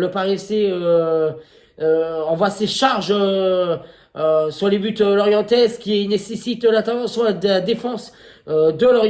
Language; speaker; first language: French; native; French